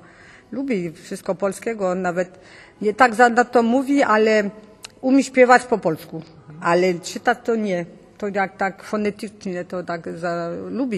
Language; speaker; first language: Polish; early bilingual, heritage; Polish